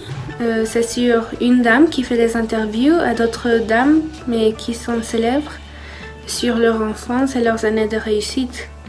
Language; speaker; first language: French; non-native, learner; Spanish